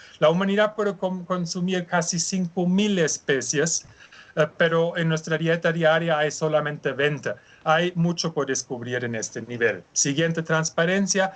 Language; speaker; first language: Spanish; non-native, fluent; German